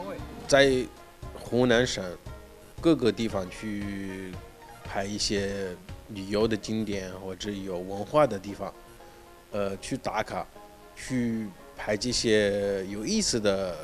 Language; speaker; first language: Chinese; non-native, fluent; Arabic